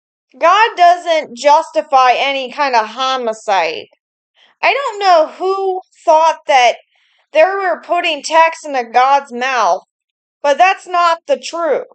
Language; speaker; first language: English; native; English